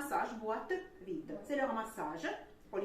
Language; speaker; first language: French; non-native, fluent; Russian